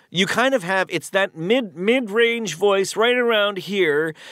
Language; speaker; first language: English; native; English